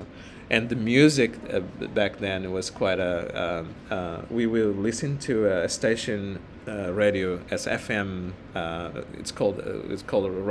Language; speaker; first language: English; non-native, fluent; Portuguese